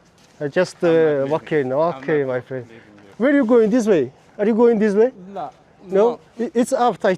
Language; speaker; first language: English; non-native, learner; Mongolian